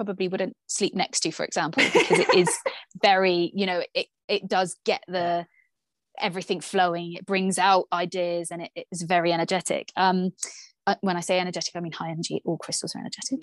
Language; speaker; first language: English; native; English